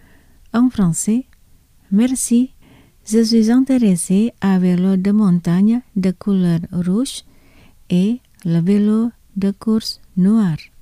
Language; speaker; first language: French; non-native, fluent; Indonesian